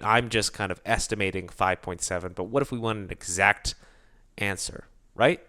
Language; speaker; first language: English; native; English